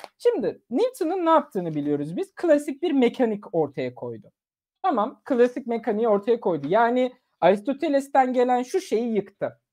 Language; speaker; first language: Turkish; early bilingual, other home language; German